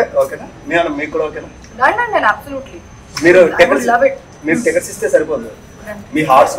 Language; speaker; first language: Telugu; native; Telugu